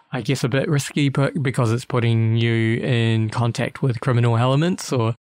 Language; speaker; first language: English; native; English